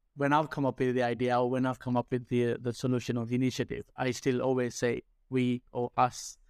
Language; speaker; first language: English; non-native, local second language; Sinhala